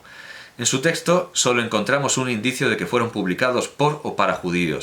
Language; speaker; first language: Spanish; native; Spanish